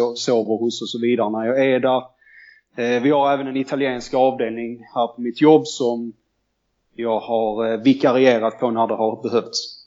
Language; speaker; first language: Swedish; native; Swedish